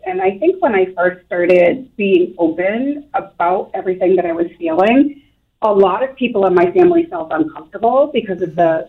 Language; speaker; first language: English; native; English